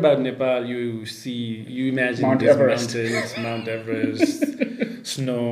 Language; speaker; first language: English; non-native, local second language; Nepali